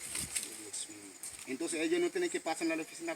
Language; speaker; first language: Spanish; non-native, local second language; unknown